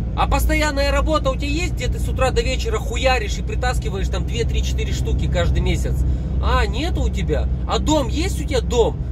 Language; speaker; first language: Russian; native; Russian